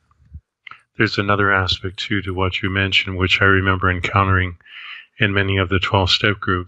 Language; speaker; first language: English; native; English